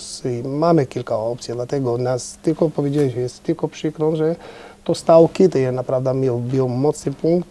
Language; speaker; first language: Polish; non-native, fluent; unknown